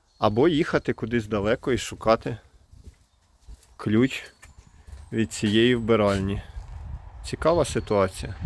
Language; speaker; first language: Ukrainian; native; Ukrainian